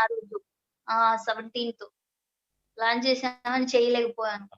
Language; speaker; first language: Telugu; non-native, learner; Malayalam